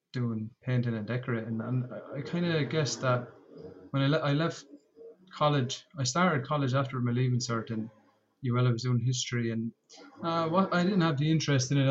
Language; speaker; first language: English; native; English